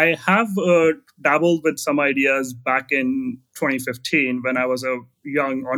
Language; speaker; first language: English; non-native, local second language; Hindi